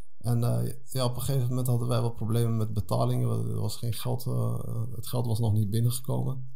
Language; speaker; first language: Dutch; early bilingual, other home language; Arabic